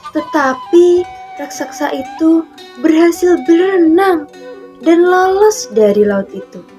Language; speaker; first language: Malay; non-native, local second language; Javanese